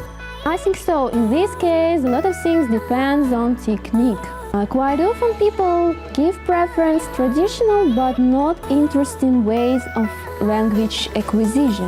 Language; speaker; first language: English; non-native, learner; Russian